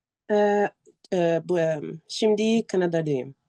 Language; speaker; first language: Turkish; non-native, learner; French